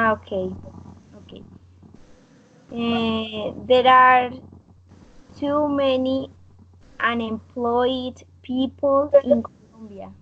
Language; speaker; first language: English; non-native, learner; Spanish